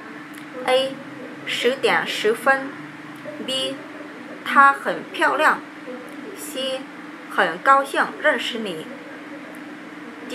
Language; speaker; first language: Chinese; non-native, learner; Vietnamese